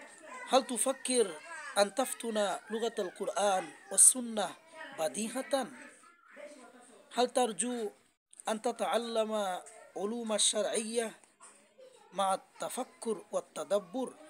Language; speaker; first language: Arabic; non-native, fluent; Bangla